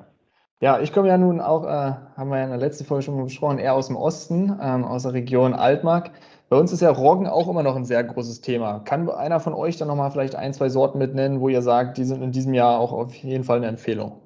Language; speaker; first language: German; native; German